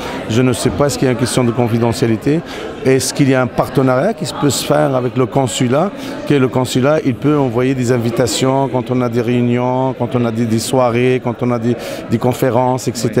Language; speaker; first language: French; non-native, local second language; Arabic